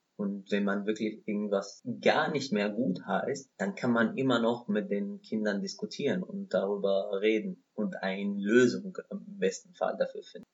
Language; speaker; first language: German; non-native, fluent; Arabic